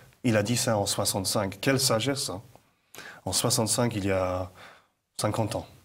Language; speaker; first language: French; non-native, fluent; English